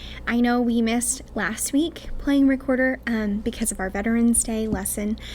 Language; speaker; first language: English; native; English